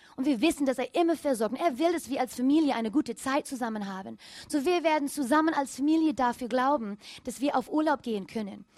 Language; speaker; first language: German; non-native, fluent; English